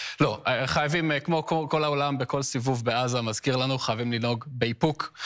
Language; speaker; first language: Hebrew; early bilingual, heritage; Hebrew